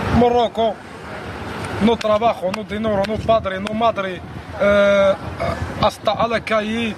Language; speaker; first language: Spanish; non-native, learner; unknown